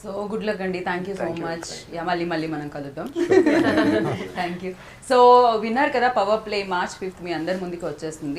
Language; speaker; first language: Telugu; native; Telugu